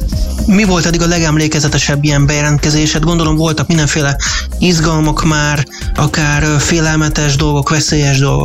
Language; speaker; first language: Hungarian; native; Hungarian